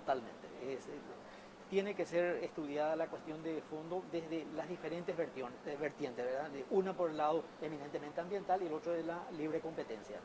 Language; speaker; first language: Spanish; native; Spanish